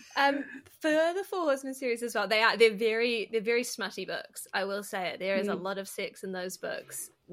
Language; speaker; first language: English; native; English